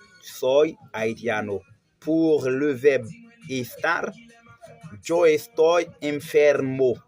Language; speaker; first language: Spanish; non-native, fluent; Haitian Creole